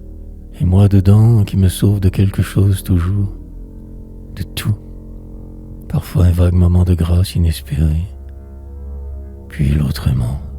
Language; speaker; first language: French; native; French